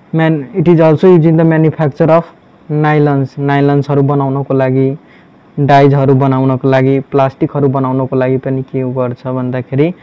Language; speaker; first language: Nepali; native; Nepali